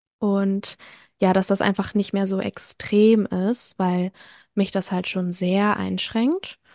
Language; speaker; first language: German; early bilingual, other home language; French